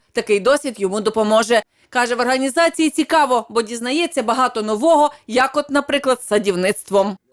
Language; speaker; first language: Ukrainian; native; Ukrainian